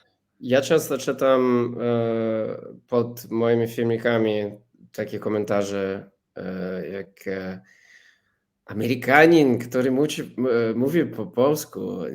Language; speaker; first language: Polish; non-native, fluent; English